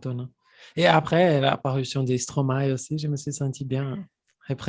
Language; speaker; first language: French; non-native, fluent; Portuguese